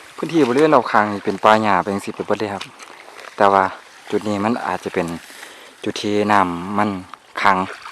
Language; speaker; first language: Thai; native; Thai